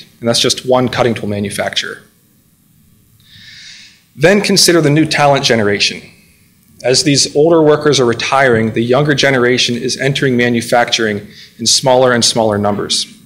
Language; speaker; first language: English; native; English